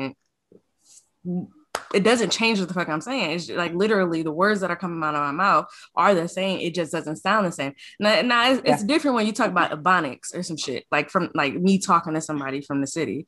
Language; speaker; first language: English; native; English